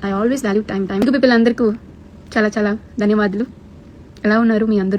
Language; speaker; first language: Telugu; non-native, learner; Tamil